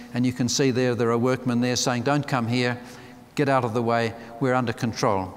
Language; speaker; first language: English; native; English